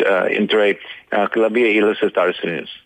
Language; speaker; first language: Spanish; non-native, learner; English